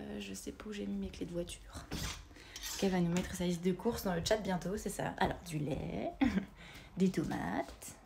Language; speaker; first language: French; native; French